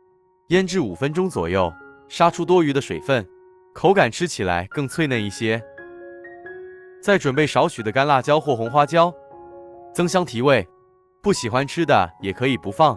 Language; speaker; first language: Chinese; native; Chinese